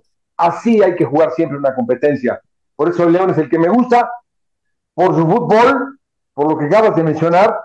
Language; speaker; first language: Spanish; native; Spanish